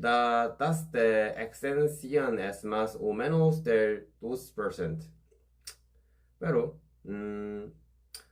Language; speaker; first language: Spanish; non-native, learner; Korean